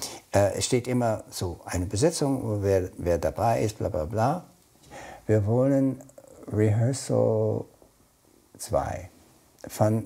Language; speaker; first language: German; non-native, fluent; English